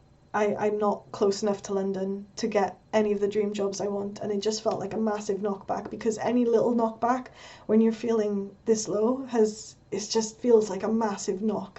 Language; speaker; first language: English; native; English